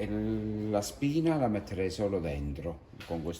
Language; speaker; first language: Italian; native; Italian